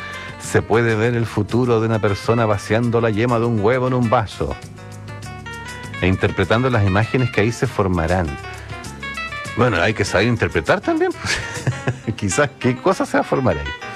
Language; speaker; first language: Spanish; native; Spanish